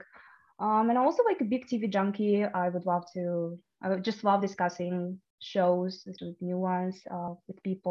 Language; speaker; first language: English; non-native, fluent; Russian